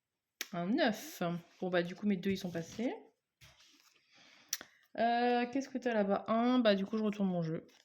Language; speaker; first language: French; native; French